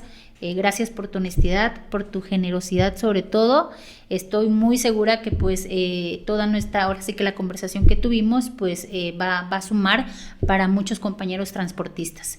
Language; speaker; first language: Spanish; native; Spanish